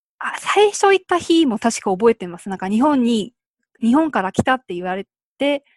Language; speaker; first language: Japanese; early bilingual, other home language; Korean